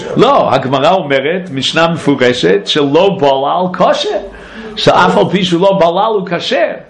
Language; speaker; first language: Hebrew; non-native, fluent; English